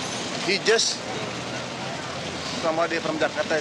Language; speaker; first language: English; non-native, learner; Indonesian